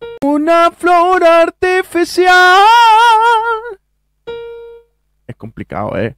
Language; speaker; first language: Spanish; native; Spanish